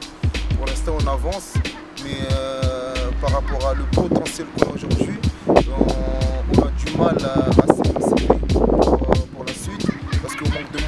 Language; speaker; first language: French; native; French